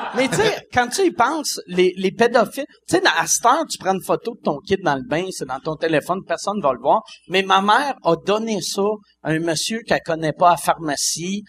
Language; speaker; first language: French; native; French